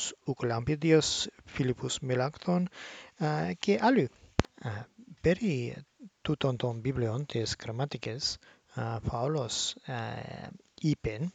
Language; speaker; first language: Greek; non-native, learner; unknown